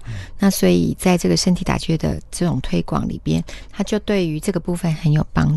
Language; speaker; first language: Chinese; native; Chinese